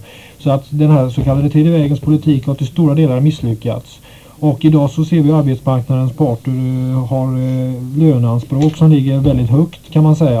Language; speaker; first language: Swedish; native; Swedish